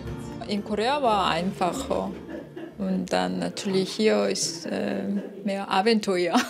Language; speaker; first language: German; non-native, learner; Korean